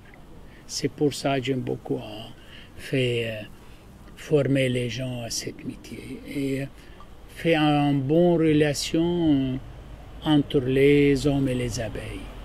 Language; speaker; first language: French; non-native, learner; Arabic